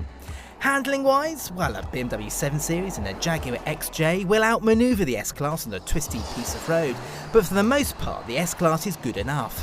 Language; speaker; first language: English; native; English